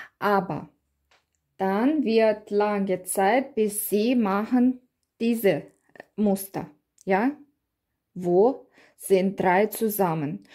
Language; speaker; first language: German; non-native, learner; Russian